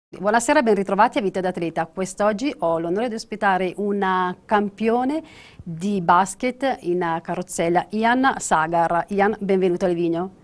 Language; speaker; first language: Italian; native; Italian